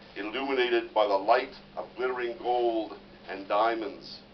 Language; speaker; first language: English; native; English